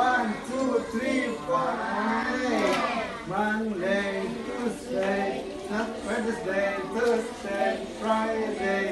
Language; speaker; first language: English; non-native, learner; Indonesian